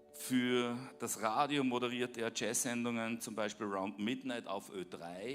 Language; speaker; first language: German; native; German